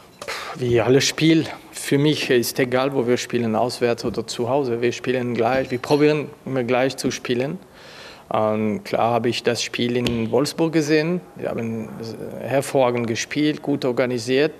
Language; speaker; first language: German; non-native, fluent; French